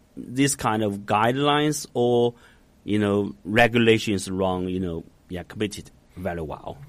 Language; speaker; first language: English; non-native, fluent; Chinese